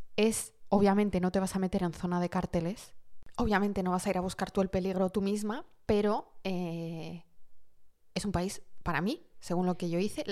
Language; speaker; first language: Spanish; early bilingual, heritage; Arabic